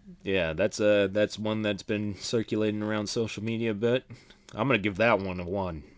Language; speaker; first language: English; native; English